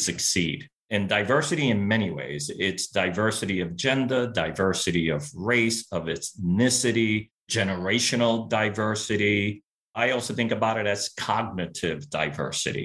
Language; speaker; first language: English; early bilingual, other home language; Spanish